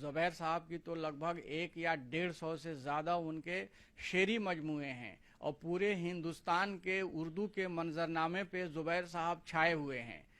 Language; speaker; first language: Urdu; native; Urdu